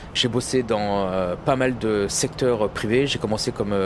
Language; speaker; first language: French; native; French